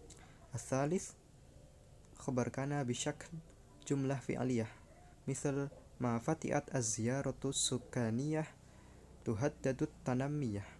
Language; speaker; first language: Arabic; non-native, learner; Indonesian